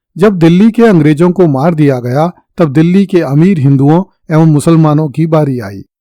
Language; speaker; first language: Hindi; native; Hindi